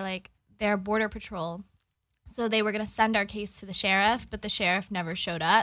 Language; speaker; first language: English; non-native, local second language; Filipino